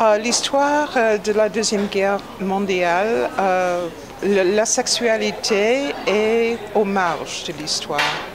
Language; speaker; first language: French; non-native, fluent; English